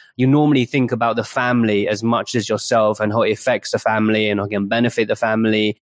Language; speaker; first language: English; early bilingual, other home language; Chinese